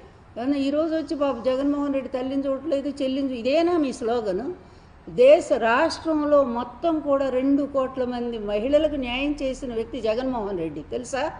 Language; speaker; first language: Telugu; native; Telugu